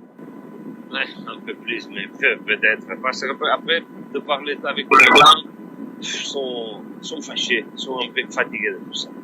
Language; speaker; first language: French; non-native, fluent; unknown